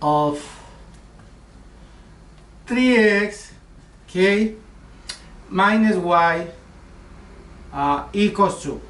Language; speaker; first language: English; non-native, learner; Spanish